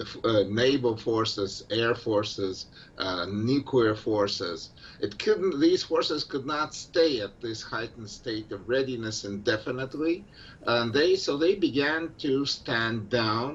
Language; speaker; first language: English; non-native, fluent; Russian